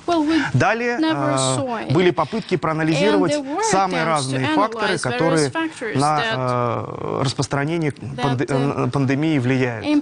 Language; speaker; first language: Russian; native; Russian